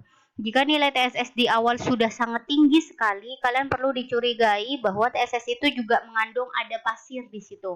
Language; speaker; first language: Indonesian; native; Indonesian